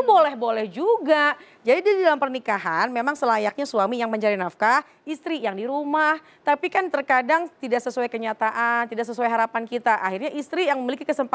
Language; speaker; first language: Indonesian; native; Indonesian